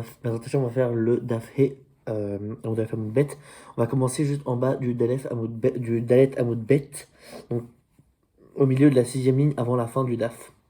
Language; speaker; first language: French; native; French